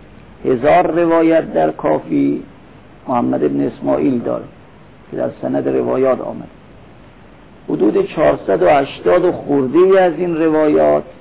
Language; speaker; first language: Persian; native; Persian